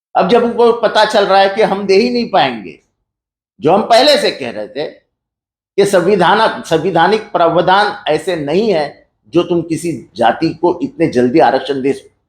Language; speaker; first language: Hindi; native; Hindi